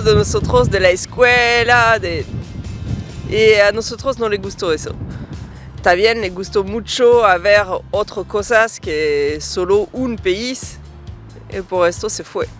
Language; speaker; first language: Spanish; non-native, learner; French